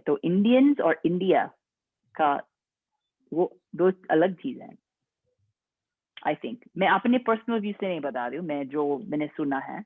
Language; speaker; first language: Hindi; non-native, fluent; English